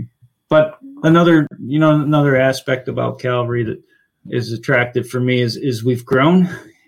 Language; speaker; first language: English; native; English